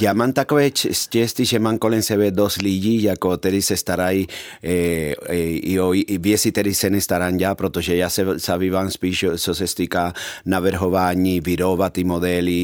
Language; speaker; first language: Czech; non-native, fluent; Spanish